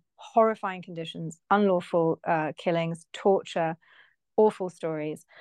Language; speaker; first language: English; native; English